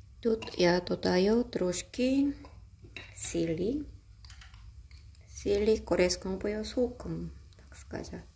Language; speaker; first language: Ukrainian; non-native, learner; Korean